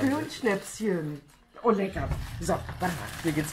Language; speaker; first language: German; native; German